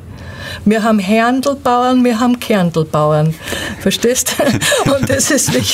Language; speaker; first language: German; native; German